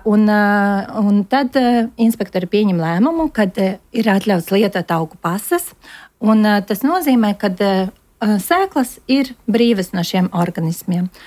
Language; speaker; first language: Latvian; non-native, local second language; Russian